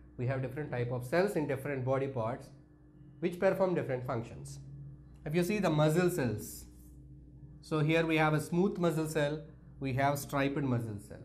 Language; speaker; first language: English; non-native, local second language; Telugu